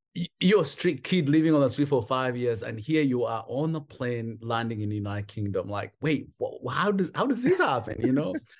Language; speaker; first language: English; non-native, local second language; Kinyarwanda